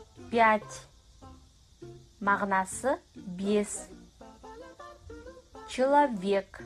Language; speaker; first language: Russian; non-native, fluent; Kazakh